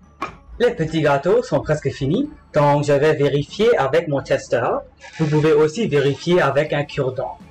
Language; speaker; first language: French; non-native, local second language; English